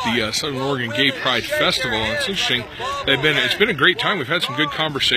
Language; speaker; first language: English; native; English